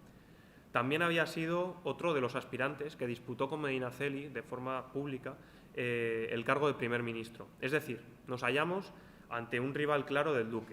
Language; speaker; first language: Spanish; native; Spanish